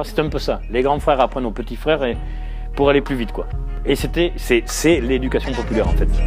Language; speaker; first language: French; native; French